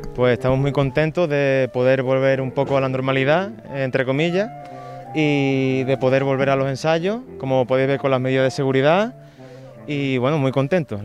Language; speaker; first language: Spanish; native; Spanish